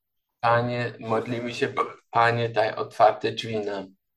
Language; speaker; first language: Polish; non-native, learner; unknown